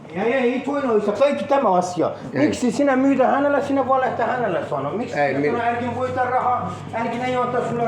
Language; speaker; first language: Finnish; non-native, learner; Turkish